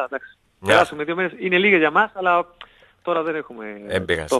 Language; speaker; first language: Greek; non-native, learner; Spanish